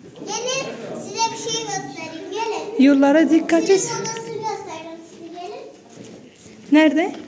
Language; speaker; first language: Turkish; non-native, learner; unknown